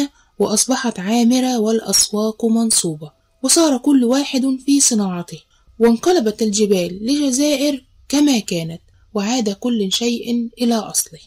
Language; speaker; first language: Arabic; native; Arabic